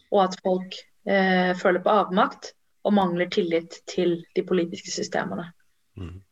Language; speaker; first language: Norwegian; early bilingual, other home language; Tamil